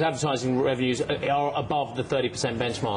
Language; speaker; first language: English; native; English